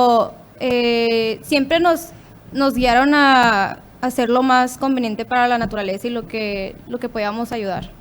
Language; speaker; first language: Spanish; native; Spanish